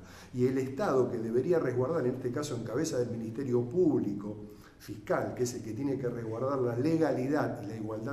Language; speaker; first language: Spanish; native; Spanish